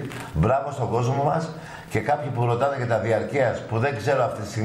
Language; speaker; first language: Greek; native; Greek